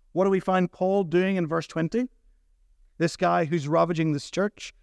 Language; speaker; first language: English; native; English